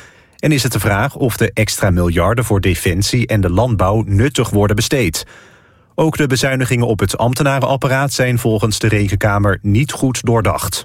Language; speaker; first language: Dutch; native; Dutch